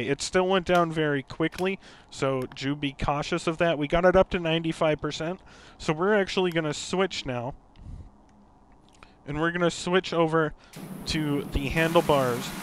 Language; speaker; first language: English; native; English